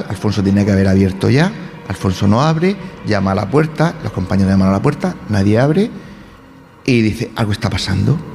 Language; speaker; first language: Spanish; native; Spanish